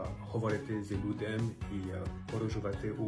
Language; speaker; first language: Ukrainian; non-native, learner; French